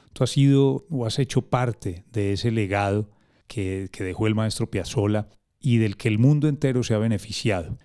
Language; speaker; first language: Spanish; native; Spanish